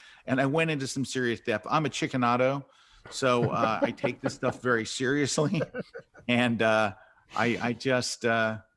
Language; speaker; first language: English; native; English